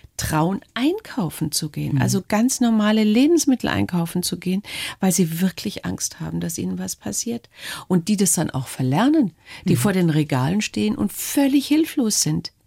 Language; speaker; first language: German; native; German